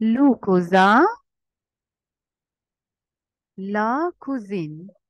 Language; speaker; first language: French; non-native, fluent; Arabic